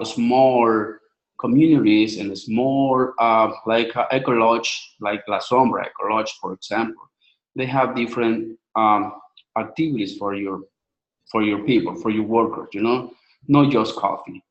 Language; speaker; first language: English; non-native, learner; Spanish